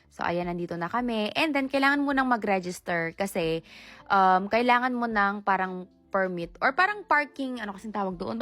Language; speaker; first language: Filipino; native; Filipino